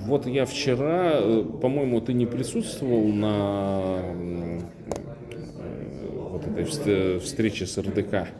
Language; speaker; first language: Russian; native; Russian